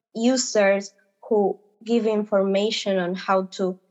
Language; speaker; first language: English; non-native, fluent; Spanish